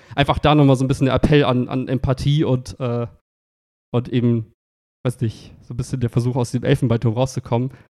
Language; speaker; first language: German; native; German